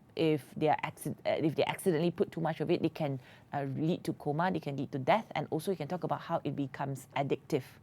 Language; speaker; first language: English; non-native, local second language; Malay